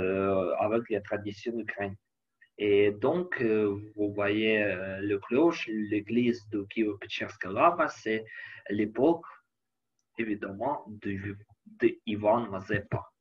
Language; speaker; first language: French; non-native, learner; Ukrainian